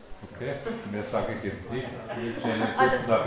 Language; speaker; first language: German; native; German